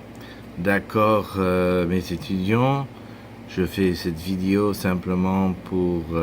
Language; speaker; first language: French; non-native, fluent; English